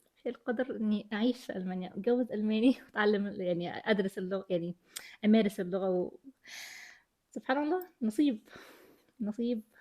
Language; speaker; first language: Egyptian Arabic; early bilingual, heritage; German